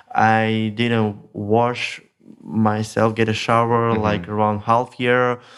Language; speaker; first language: English; non-native, learner; Russian